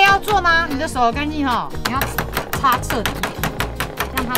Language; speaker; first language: Chinese; native; Chinese